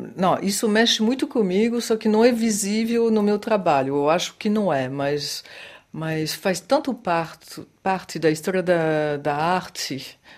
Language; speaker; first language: Portuguese; non-native, fluent; French